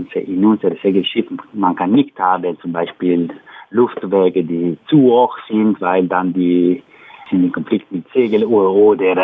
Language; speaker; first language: German; non-native, learner; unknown